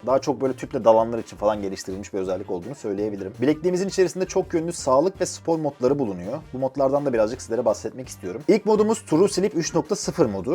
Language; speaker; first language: Turkish; native; Turkish